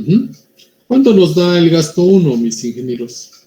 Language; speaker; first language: Spanish; native; Spanish